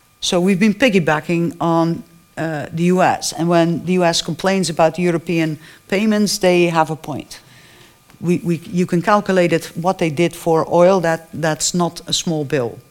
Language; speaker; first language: English; non-native, fluent; Dutch